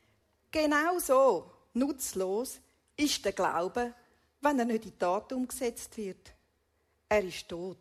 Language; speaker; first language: German; native; German